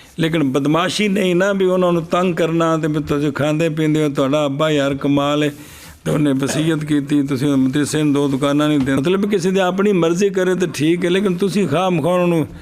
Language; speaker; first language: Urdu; non-native, local second language; Punjabi